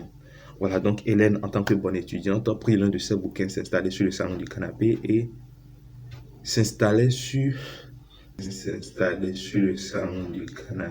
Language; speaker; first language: French; native; French